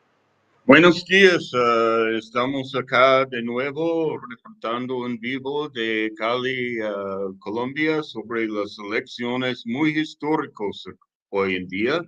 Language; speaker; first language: Spanish; non-native, learner; English